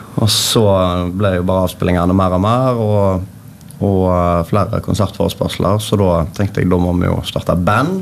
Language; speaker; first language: Norwegian; native; Norwegian